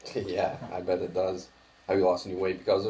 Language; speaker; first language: English; native; English